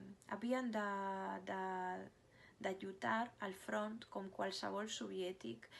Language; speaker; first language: Catalan; non-native, fluent; Russian